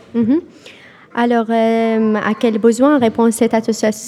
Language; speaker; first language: French; non-native, fluent; Arabic